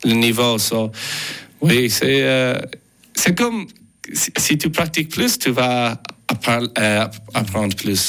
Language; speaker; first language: French; non-native, learner; English